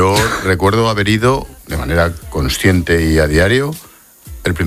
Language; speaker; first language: Spanish; native; Spanish